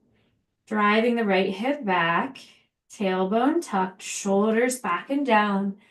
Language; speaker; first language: English; native; English